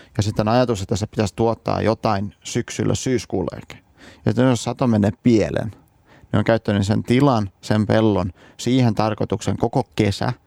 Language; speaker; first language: Finnish; non-native, local second language; Swedish